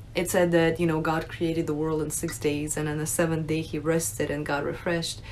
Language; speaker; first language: English; early bilingual, other home language; Russian